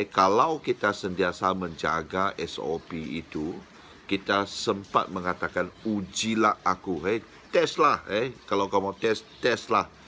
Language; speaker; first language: Malay; non-native, local second language; Chinese